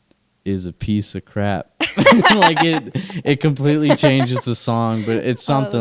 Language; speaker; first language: English; native; English